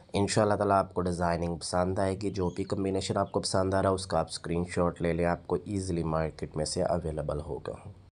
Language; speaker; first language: Urdu; native; Urdu